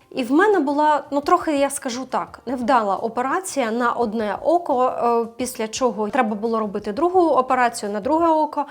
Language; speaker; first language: Ukrainian; non-native, local second language; Russian